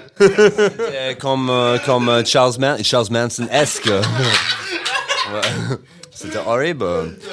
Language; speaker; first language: French; non-native, learner; English